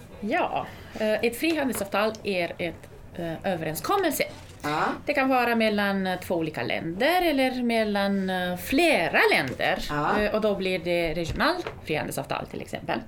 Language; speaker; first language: Swedish; non-native, fluent; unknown